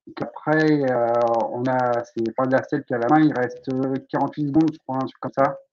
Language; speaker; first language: French; native; French